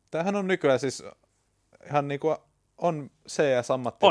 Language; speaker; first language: Finnish; native; Finnish